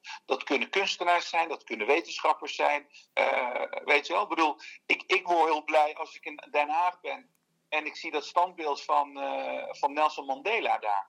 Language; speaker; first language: Dutch; early bilingual, other home language; Turkish